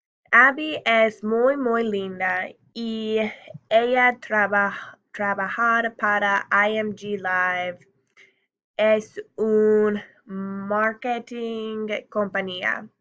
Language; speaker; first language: Spanish; non-native, learner; English